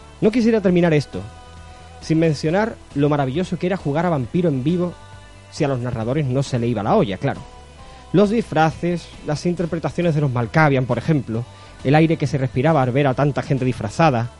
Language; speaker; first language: Spanish; native; Spanish